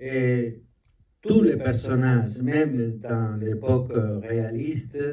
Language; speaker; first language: French; non-native, learner; Spanish